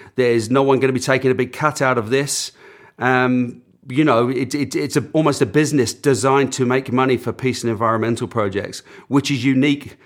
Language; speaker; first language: English; native; English